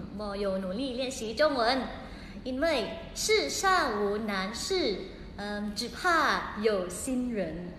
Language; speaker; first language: Chinese; non-native, learner; Thai